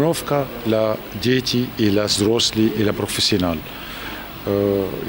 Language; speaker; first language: Russian; non-native, learner; Arabic